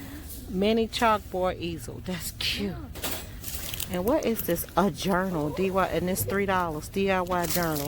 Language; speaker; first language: English; native; English